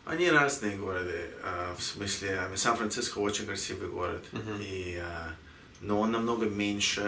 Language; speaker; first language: Russian; early bilingual, heritage; Russian